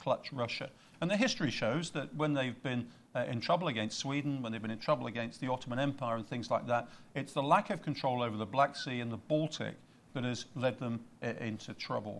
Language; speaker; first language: English; native; English